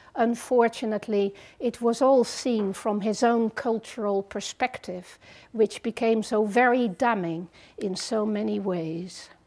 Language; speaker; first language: English; non-native, fluent; Dutch